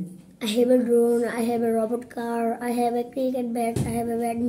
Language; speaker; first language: English; non-native, learner; Bangla